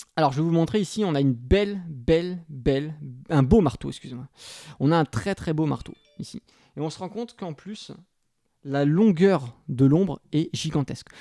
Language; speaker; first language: French; native; French